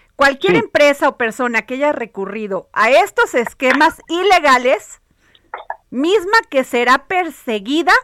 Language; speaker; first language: Spanish; native; Spanish